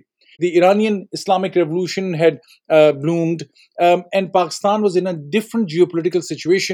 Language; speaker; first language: English; non-native, local second language; Urdu